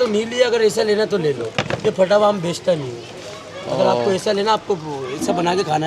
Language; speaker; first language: Hindi; non-native, local second language; Bangla